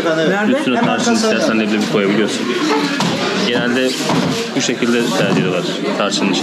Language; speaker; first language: Turkish; native; Turkish